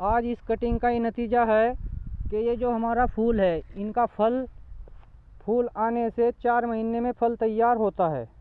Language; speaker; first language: Hindi; native; Hindi